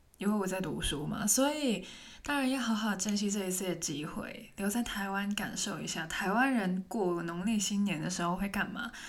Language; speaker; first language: Chinese; non-native, local second language; Cantonese